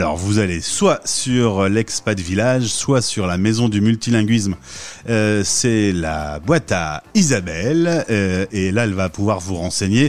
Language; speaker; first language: French; native; French